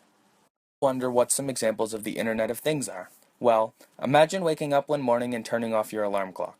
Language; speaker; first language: English; native; English